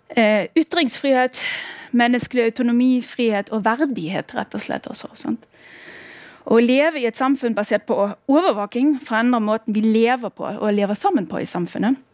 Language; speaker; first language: Norwegian; non-native, fluent; German